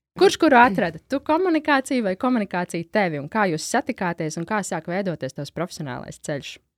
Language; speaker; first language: Latvian; native; Latvian